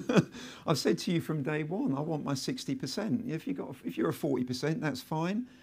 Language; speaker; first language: English; native; English